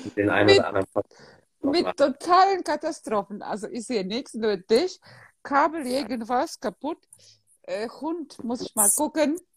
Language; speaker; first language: German; non-native, fluent; Polish